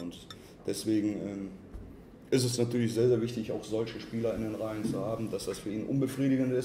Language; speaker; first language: German; native; German